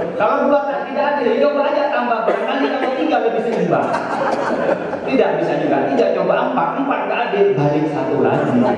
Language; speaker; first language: Indonesian; non-native, local second language; Madurese